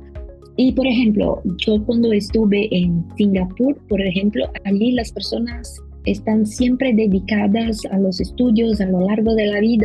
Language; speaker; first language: Spanish; non-native, fluent; Portuguese